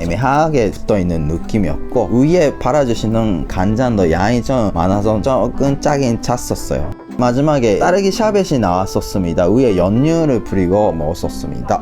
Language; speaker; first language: Korean; non-native, fluent; Japanese